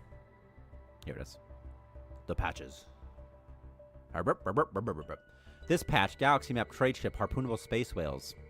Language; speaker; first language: English; native; English